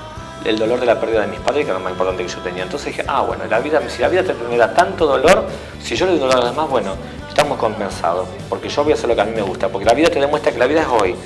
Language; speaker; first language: Spanish; native; Spanish